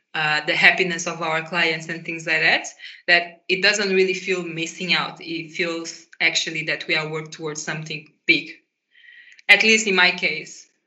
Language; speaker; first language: English; non-native, fluent; Portuguese